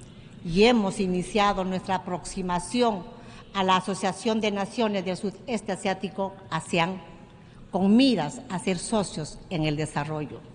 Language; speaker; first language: Spanish; native; Spanish